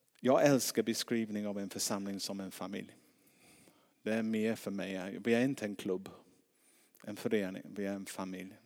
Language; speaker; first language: Swedish; non-native, fluent; English